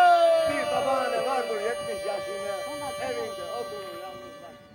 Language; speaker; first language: Turkish; native; Turkish